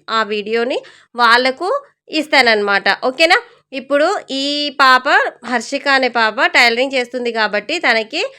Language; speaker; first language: Telugu; non-native, local second language; Urdu